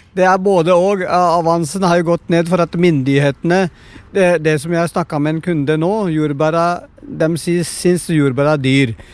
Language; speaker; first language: Norwegian; non-native, fluent; Punjabi